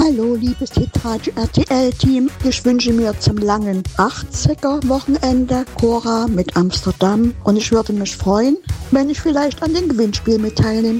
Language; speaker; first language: German; native; German